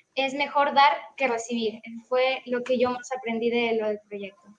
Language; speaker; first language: Spanish; native; Spanish